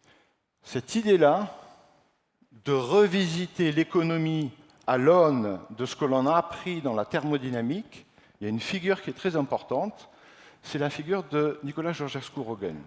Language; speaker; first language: French; native; French